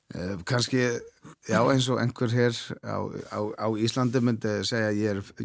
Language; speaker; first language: Icelandic; non-native, fluent; Faroese